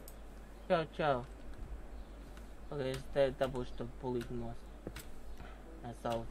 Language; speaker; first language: Russian; non-native, learner; Latvian